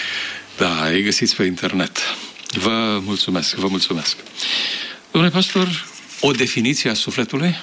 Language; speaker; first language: Romanian; native; Romanian